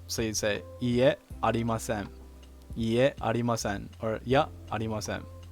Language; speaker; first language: Japanese; non-native, learner; English